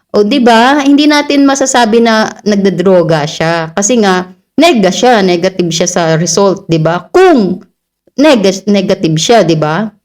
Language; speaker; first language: Filipino; non-native, local second language; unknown